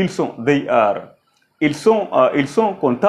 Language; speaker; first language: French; non-native, fluent; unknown